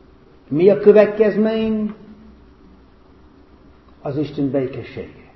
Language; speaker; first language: Hungarian; non-native, fluent; English